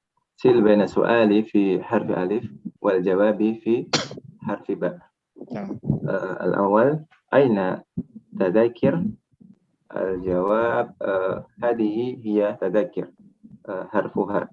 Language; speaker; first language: Arabic; non-native, learner; Indonesian